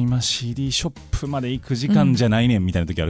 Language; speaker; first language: Japanese; native; Japanese